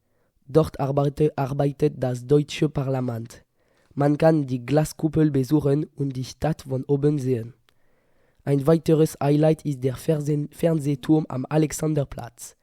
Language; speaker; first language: German; non-native, learner; French